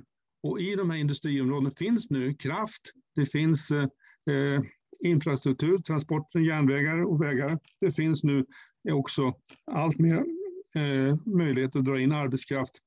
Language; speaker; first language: Swedish; native; Swedish